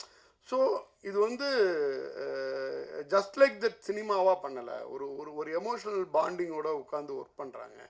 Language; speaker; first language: Tamil; native; Tamil